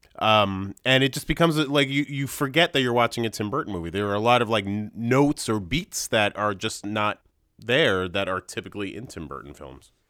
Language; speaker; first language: English; native; English